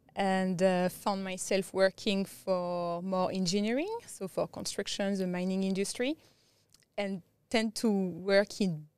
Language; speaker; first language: English; non-native, fluent; French